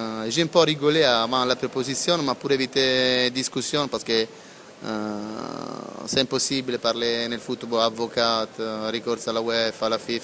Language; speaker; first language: French; non-native, learner; Italian